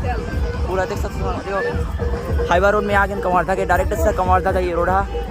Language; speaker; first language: Hindi; non-native, local second language; Chhattisgarhi